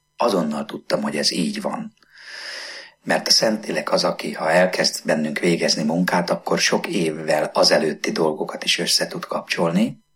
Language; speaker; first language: Hungarian; native; Hungarian